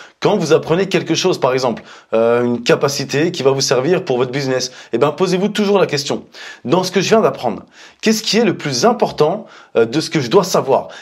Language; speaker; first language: French; native; French